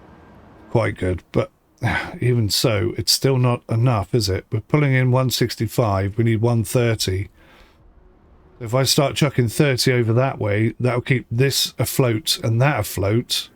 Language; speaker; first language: English; native; English